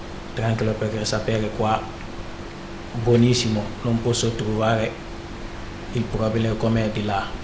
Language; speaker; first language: Italian; non-native, learner; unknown